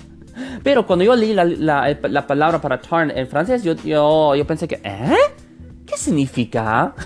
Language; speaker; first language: Spanish; non-native, fluent; English